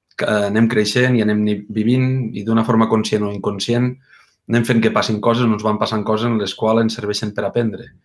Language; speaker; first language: Catalan; native; Catalan